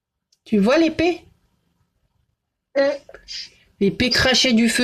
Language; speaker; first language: French; native; French